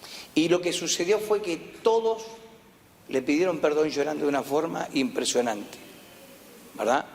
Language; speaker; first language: Spanish; native; Spanish